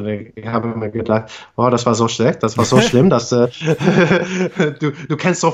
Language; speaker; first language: German; non-native, fluent; English